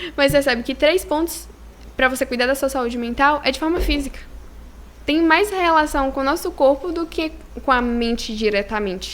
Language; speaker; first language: Portuguese; native; Portuguese